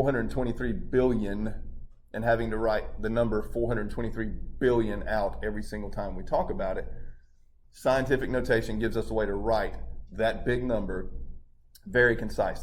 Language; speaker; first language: English; native; English